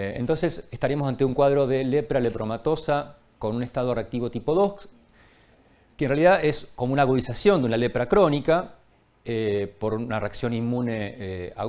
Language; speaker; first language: Spanish; native; Spanish